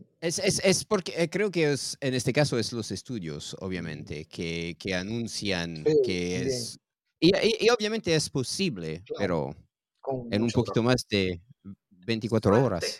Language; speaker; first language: Spanish; non-native, learner; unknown